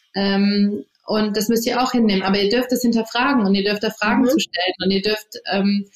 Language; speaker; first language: German; early bilingual, other home language; English